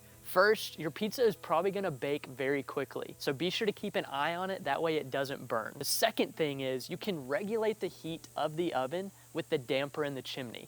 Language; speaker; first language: English; native; English